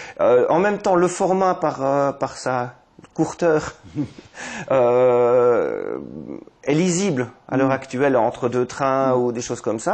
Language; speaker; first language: French; native; French